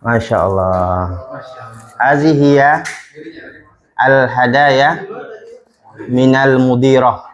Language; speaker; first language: Arabic; non-native, fluent; Indonesian